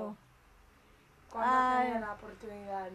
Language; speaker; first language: Spanish; non-native, learner; English